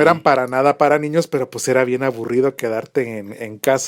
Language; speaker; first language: Spanish; native; Spanish